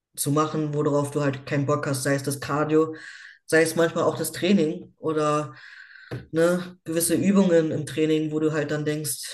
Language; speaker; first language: German; native; German